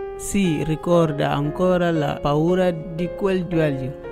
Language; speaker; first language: Italian; non-native, learner; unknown